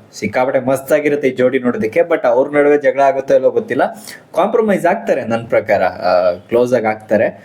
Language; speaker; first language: Kannada; native; Kannada